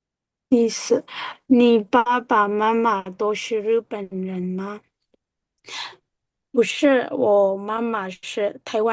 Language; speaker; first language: Chinese; non-native, learner; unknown